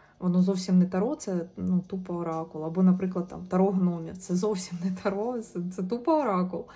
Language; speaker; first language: Ukrainian; native; Ukrainian